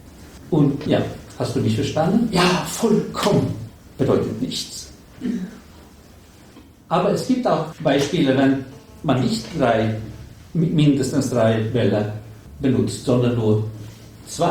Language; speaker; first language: German; non-native, learner; Swedish